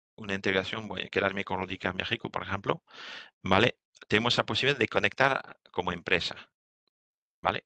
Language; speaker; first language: Spanish; non-native, fluent; French